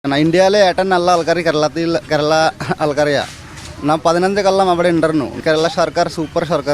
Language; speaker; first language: Malayalam; non-native, learner; Bangla